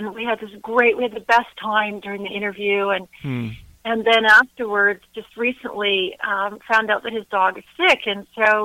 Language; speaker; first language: English; native; English